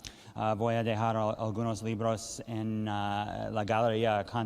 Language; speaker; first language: Spanish; early bilingual, heritage; English